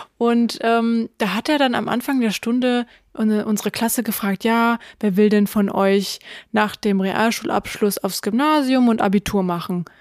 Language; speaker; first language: German; early bilingual, other home language; Russian